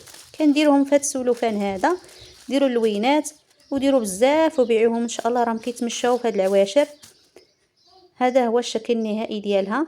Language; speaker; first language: Arabic; native; Arabic